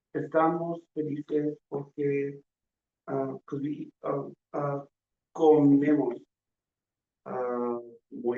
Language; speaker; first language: Spanish; non-native, learner; English